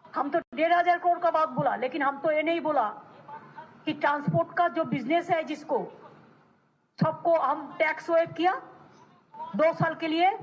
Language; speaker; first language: Hindi; non-native, local second language; Bangla